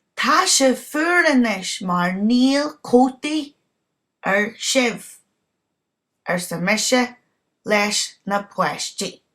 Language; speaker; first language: Irish; non-native, local second language; English